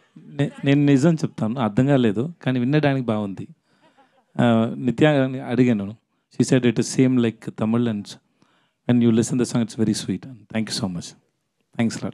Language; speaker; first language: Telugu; non-native, learner; Tamil